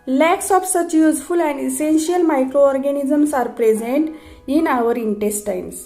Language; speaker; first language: English; non-native, local second language; Marathi